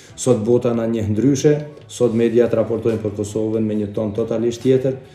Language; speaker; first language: Albanian; native; Albanian